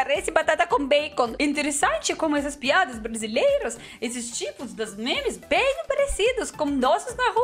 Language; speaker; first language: Portuguese; non-native, learner; Russian